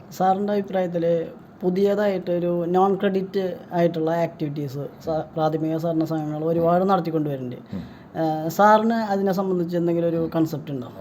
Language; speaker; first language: Malayalam; native; Malayalam